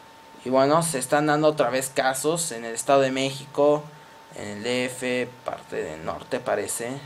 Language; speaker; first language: Spanish; native; Spanish